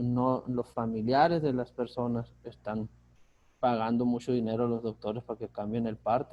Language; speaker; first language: Spanish; native; Spanish